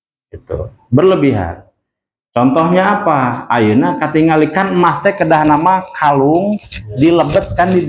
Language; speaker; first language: Indonesian; non-native, local second language; Sundanese